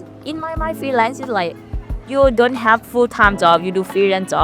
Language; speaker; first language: English; non-native, learner; Thai